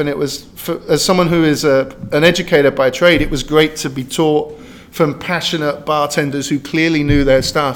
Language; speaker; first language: English; native; English